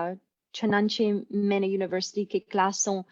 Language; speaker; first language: Hindi; non-native, fluent; English